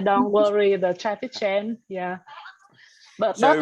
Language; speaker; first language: English; non-native, learner; Vietnamese